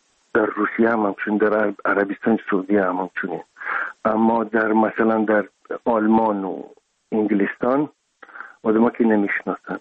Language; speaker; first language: Persian; non-native, local second language; Russian